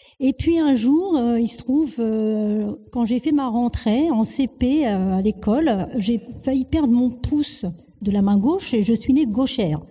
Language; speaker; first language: French; early bilingual, other home language; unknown